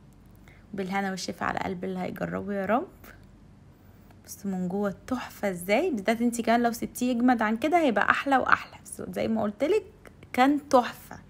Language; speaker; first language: Arabic; native; Arabic